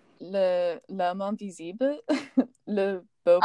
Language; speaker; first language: French; non-native, learner; English